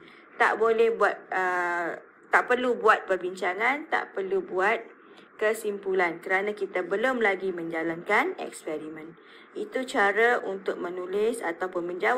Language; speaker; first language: Malay; native; Malay